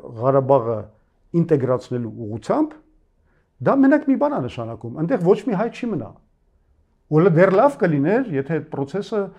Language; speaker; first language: Armenian; native; Armenian